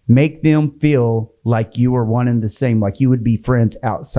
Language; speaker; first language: English; native; English